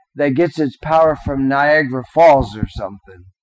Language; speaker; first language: English; native; English